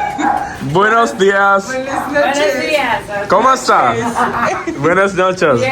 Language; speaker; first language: Spanish; non-native, learner; Malayalam